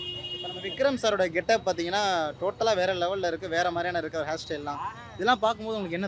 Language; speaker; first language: Tamil; native; Tamil